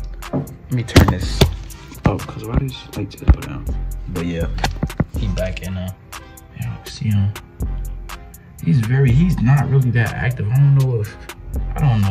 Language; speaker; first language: English; native; English